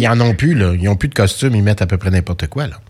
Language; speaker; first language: French; native; French